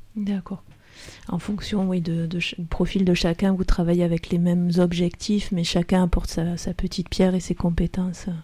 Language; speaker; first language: French; native; French